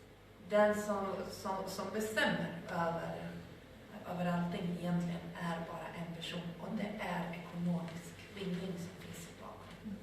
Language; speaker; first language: Swedish; non-native, fluent; Spanish